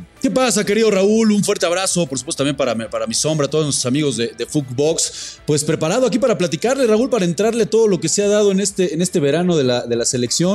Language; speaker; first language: Spanish; native; Spanish